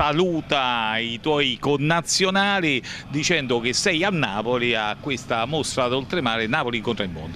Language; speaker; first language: Italian; native; Italian